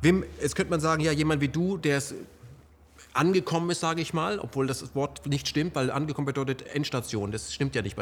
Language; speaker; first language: German; native; German